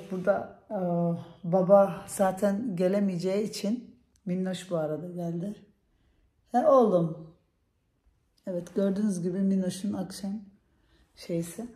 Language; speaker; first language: Turkish; early bilingual, heritage; Turkish